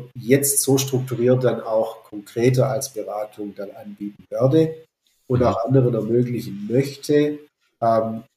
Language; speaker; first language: German; native; German